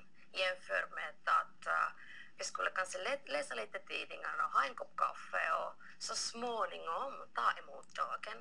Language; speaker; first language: Swedish; non-native, local second language; Finnish